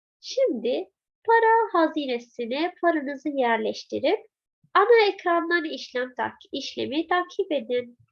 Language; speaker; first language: Turkish; non-native, fluent; Arabic